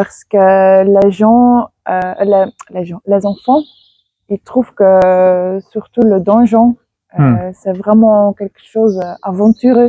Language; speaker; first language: French; non-native, fluent; Dutch